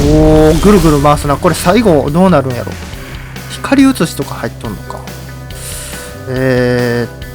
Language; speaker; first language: Japanese; native; Japanese